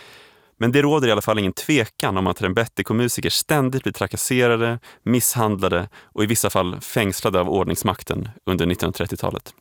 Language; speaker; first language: Swedish; native; Swedish